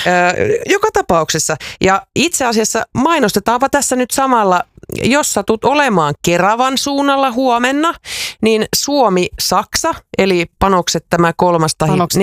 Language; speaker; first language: Finnish; native; Finnish